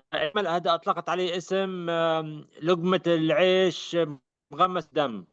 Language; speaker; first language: Arabic; native; Arabic